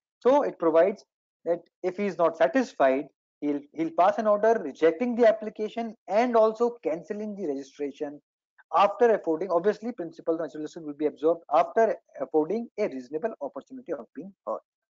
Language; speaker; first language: English; non-native, local second language; Hindi